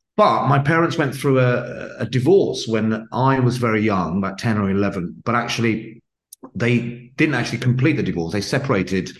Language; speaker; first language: English; native; English